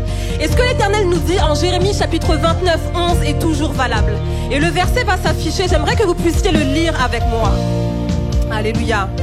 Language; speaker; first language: French; native; French